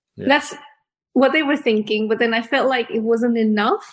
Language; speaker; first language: English; early bilingual, other home language; Indonesian